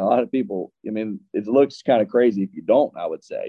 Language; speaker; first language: English; native; English